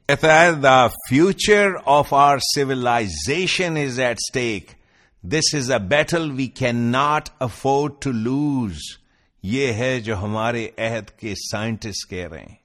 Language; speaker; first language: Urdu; non-native, local second language; Punjabi